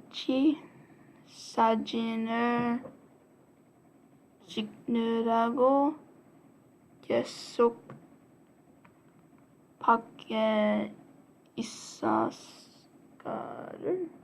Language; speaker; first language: Korean; non-native, learner; English